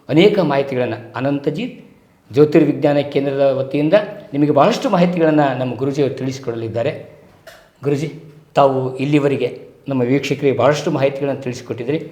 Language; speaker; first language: Kannada; native; Kannada